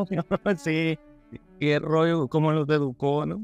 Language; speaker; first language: Spanish; native; Spanish